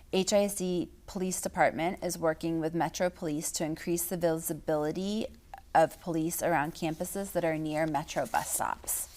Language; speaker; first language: English; native; English